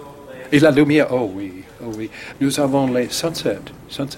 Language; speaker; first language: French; non-native, learner; English